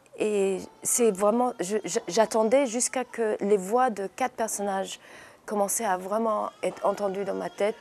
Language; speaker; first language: French; early bilingual, heritage; English